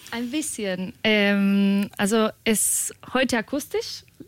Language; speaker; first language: German; non-native, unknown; Spanish